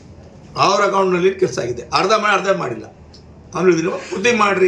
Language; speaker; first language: Kannada; non-native, local second language; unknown